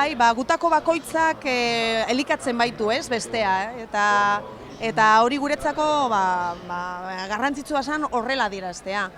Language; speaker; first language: Basque; native; Basque